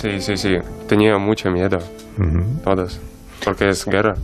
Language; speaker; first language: Spanish; non-native, learner; Ukrainian